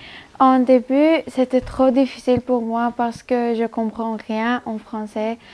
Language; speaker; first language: French; non-native, learner; Armenian